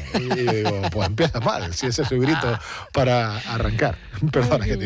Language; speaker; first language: Spanish; native; Spanish